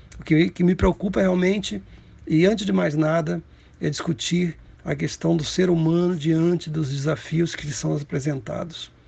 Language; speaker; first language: Portuguese; native; Portuguese